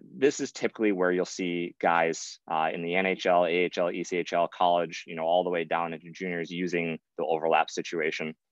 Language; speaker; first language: English; native; English